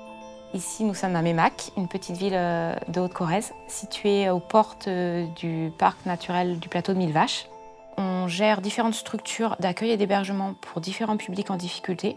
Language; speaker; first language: French; native; French